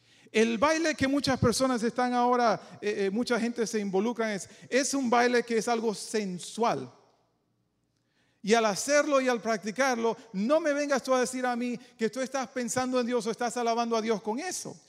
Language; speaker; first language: Spanish; native; Spanish